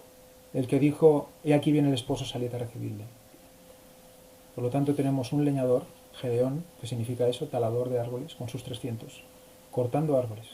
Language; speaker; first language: Spanish; native; Spanish